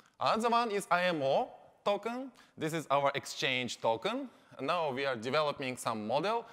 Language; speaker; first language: English; non-native, learner; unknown